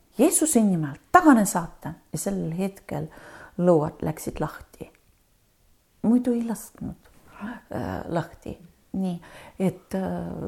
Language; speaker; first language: Estonian; native; Estonian